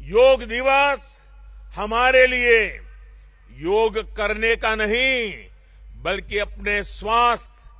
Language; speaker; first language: Hindi; non-native, local second language; Gujarati